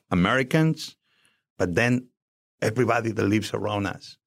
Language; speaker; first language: English; non-native, fluent; Spanish